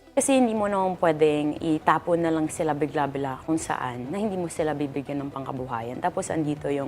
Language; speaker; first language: Filipino; native; Filipino